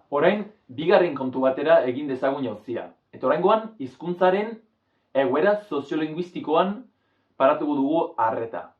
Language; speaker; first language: Basque; non-native, fluent; English